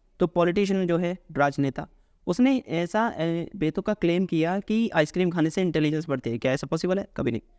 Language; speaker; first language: Hindi; native; Hindi